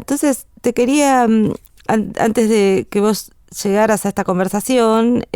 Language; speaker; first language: Spanish; native; Spanish